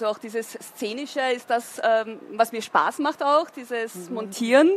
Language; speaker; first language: German; native; German